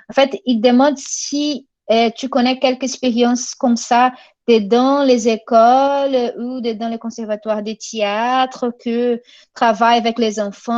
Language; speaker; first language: French; non-native, fluent; Portuguese